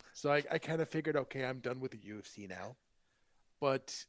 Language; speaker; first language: English; non-native, fluent; German